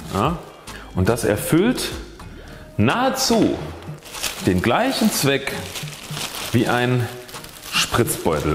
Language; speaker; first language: German; native; German